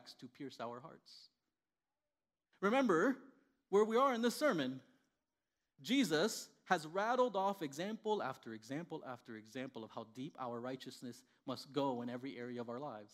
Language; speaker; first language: English; early bilingual, other home language; Spanish